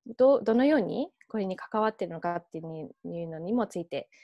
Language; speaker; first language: Japanese; early bilingual, heritage; Japanese